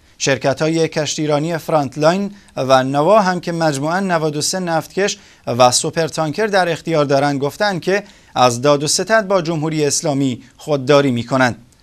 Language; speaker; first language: Persian; non-native, local second language; Central Kurdish